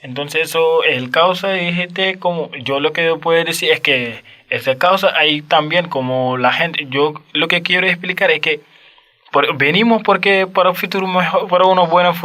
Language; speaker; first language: Spanish; non-native, learner; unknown